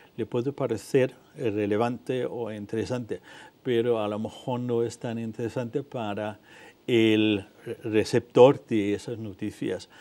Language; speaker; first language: Spanish; non-native, fluent; Danish